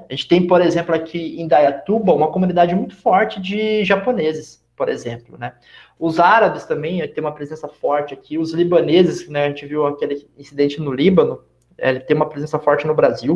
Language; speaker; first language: Portuguese; native; Portuguese